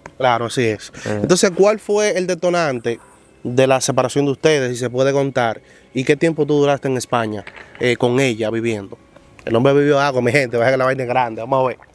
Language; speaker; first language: Spanish; native; Spanish